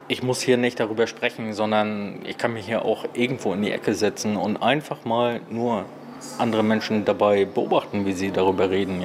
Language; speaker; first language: German; native; German